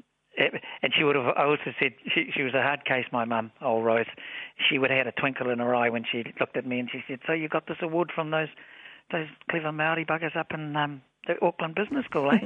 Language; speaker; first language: English; native; English